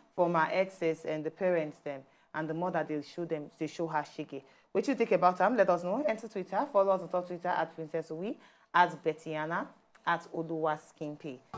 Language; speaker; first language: Nigerian Pidgin; native; Nigerian Pidgin